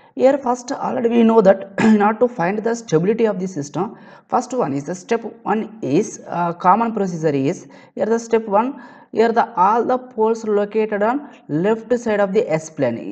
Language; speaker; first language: English; non-native, local second language; Telugu